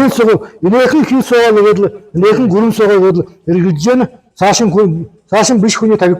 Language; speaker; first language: Mongolian; non-native, learner; Buriat